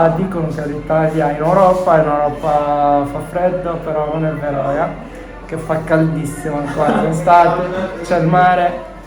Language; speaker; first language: Italian; non-native, fluent; Arabic